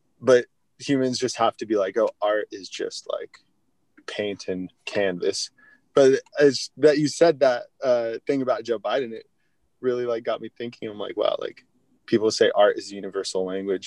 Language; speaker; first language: English; native; English